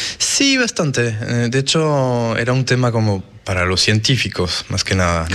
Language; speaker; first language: Spanish; non-native, fluent; French